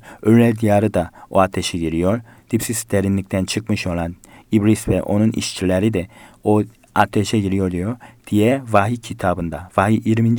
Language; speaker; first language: Turkish; non-native, learner; Korean